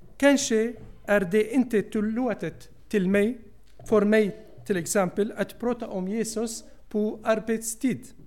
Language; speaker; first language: Swedish; non-native, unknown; Arabic